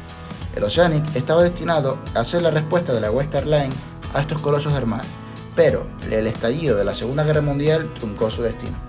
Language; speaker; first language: Spanish; native; Spanish